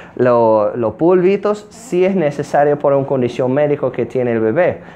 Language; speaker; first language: Spanish; non-native, fluent; English